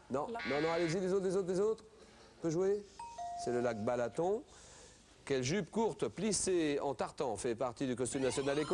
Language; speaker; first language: French; native; French